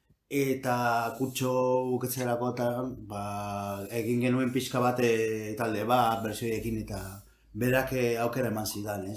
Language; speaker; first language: Basque; non-native, local second language; Spanish